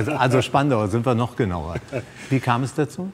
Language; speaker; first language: German; native; German